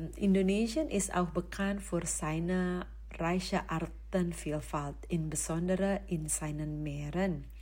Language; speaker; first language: German; non-native, fluent; Indonesian